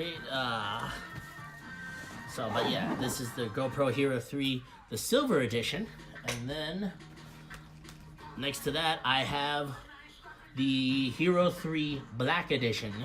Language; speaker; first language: English; native; English